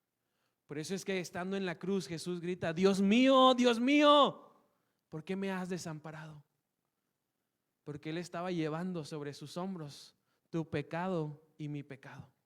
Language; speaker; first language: Spanish; native; Spanish